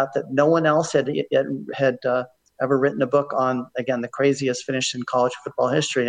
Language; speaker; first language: English; native; English